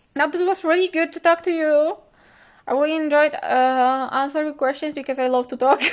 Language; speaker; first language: English; non-native, fluent; Polish